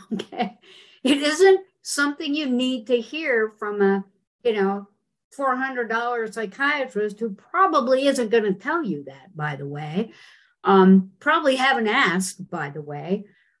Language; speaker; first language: English; native; English